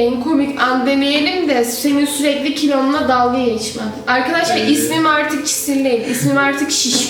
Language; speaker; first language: Turkish; native; Turkish